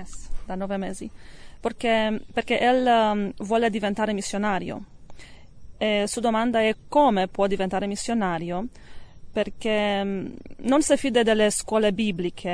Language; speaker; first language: Italian; non-native, learner; English